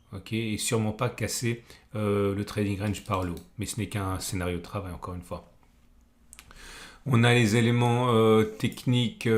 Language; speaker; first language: French; native; French